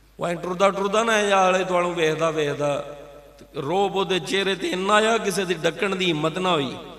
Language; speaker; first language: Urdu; non-native, local second language; Punjabi